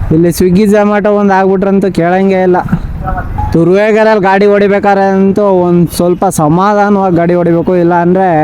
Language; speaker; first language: Kannada; non-native, local second language; Marathi